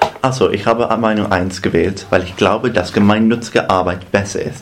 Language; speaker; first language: German; non-native, fluent; English